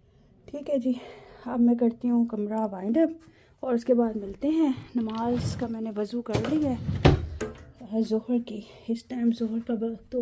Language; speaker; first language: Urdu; non-native, local second language; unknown